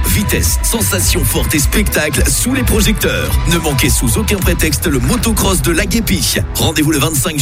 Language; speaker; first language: French; native; French